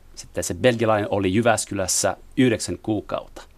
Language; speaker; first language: Finnish; non-native, fluent; French